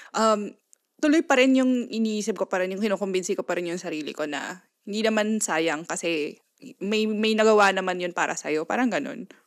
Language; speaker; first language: Filipino; non-native, local second language; Pampanga